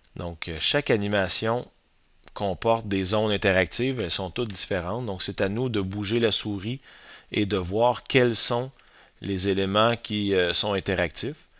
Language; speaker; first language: French; native; French